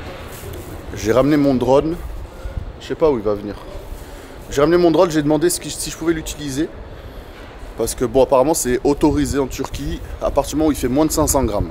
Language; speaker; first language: French; native; French